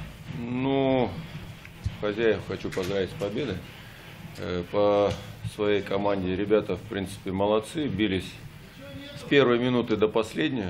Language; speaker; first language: Russian; native; Russian